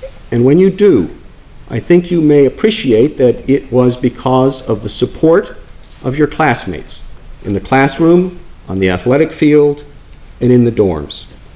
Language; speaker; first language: English; native; English